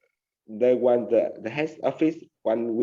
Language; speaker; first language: English; non-native, learner; Vietnamese